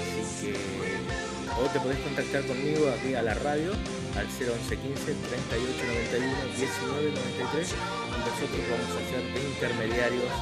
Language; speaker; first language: Spanish; native; Spanish